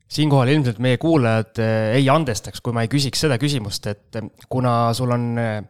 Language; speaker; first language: Estonian; native; Estonian